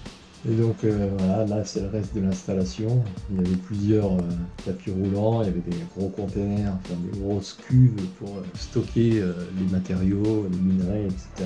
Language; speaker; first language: French; native; French